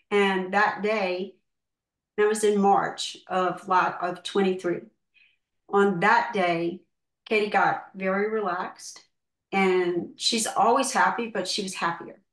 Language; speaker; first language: English; native; English